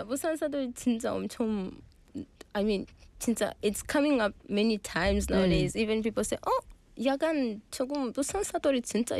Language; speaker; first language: English; non-native, local second language; Swahili